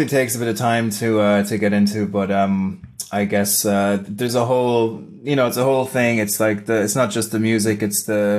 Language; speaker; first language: English; native; English